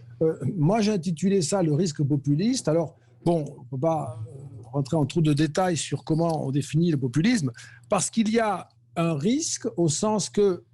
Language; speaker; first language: French; native; French